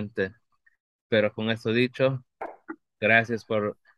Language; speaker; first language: Spanish; early bilingual, heritage; Spanish